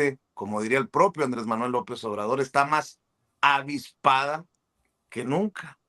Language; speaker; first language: Spanish; native; Spanish